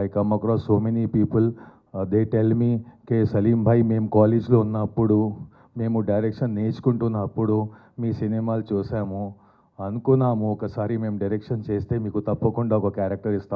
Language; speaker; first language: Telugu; non-native, local second language; Hindi